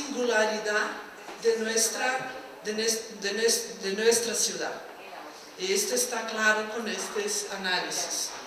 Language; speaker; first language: Spanish; non-native, fluent; Portuguese